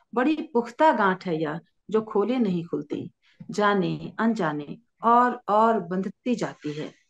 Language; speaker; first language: Hindi; native; Hindi